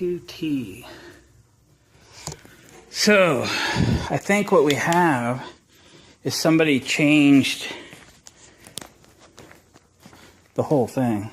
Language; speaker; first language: English; native; English